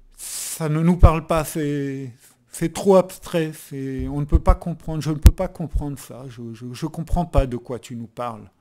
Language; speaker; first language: French; native; French